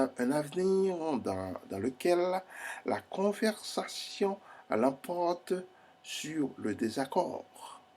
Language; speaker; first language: French; non-native, fluent; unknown